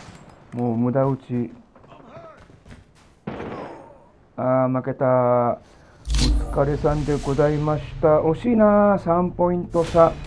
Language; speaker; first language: Japanese; native; Japanese